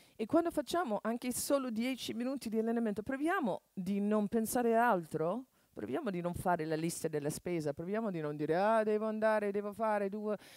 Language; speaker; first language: Italian; non-native, fluent; English